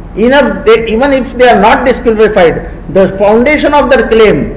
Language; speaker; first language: English; non-native, local second language; Marathi